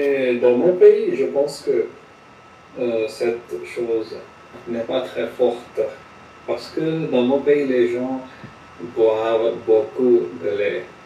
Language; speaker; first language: French; non-native, fluent; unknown